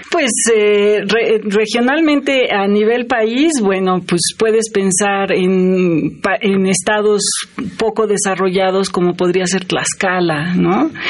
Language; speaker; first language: Spanish; native; Spanish